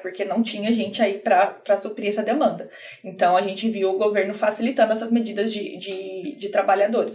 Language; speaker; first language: Portuguese; native; Portuguese